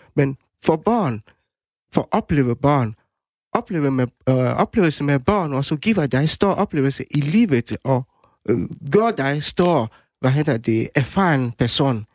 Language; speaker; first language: Danish; non-native, fluent; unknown